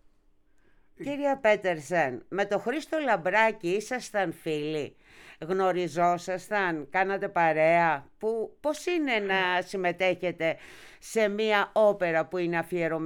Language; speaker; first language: Greek; native; Greek